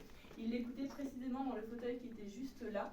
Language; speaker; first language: French; native; French